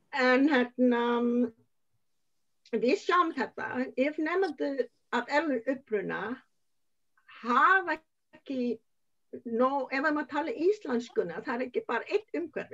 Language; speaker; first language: Icelandic; non-native, learner; Vietnamese